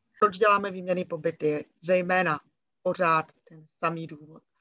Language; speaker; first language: Czech; native; Czech